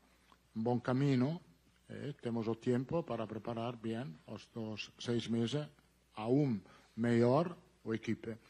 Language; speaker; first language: Portuguese; non-native, learner; Italian